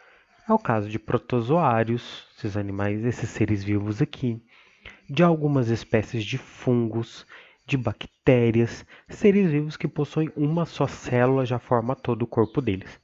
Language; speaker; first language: Portuguese; native; Portuguese